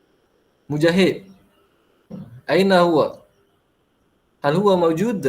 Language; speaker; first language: Arabic; non-native, fluent; Malay